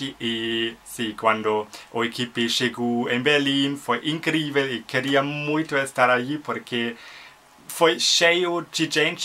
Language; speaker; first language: Portuguese; non-native, fluent; German